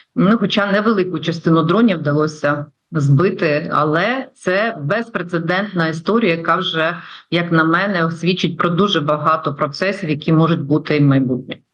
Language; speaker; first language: Ukrainian; native; Ukrainian